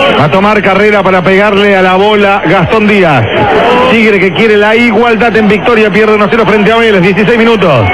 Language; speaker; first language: Spanish; native; Spanish